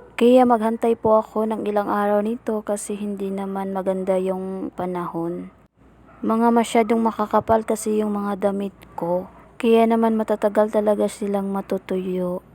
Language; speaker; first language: Filipino; non-native, local second language; Cebuano